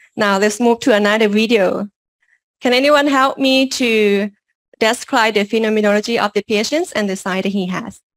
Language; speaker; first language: English; non-native, learner; Lao